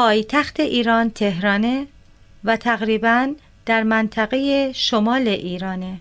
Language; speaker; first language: Persian; non-native, learner; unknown